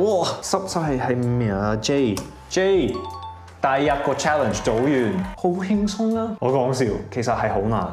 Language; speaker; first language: Cantonese; non-native, fluent; English